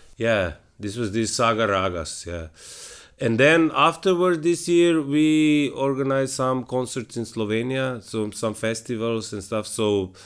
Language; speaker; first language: English; non-native, fluent; Slovenian